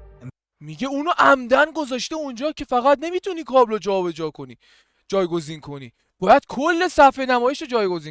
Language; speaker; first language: Persian; native; Persian